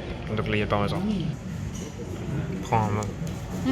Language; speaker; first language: French; native; French